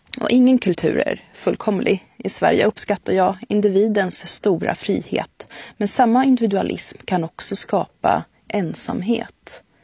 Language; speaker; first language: Swedish; early bilingual, other home language; Arabic